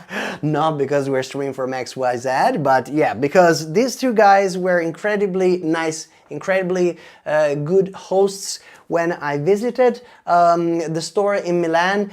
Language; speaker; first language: English; non-native, fluent; Italian